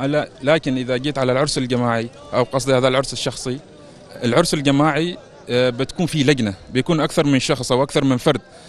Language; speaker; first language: Arabic; native; Arabic